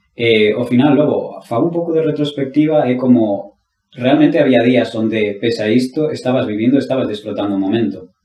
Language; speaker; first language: Galician; non-native, local second language; Spanish